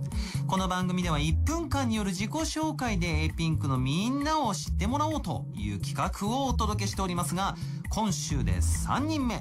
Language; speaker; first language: Japanese; native; Japanese